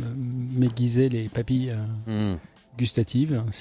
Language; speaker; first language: French; native; French